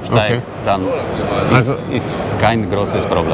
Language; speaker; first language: German; non-native, learner; Slovak